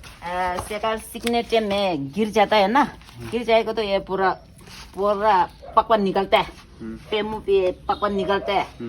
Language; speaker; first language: Hindi; non-native, local second language; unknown